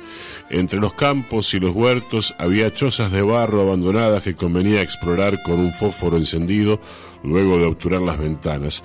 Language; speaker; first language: Spanish; native; Spanish